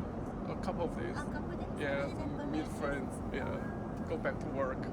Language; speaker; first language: English; non-native, learner; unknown